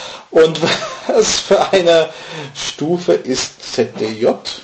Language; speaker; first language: German; non-native, fluent; English